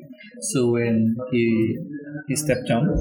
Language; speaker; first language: English; non-native, learner; Indonesian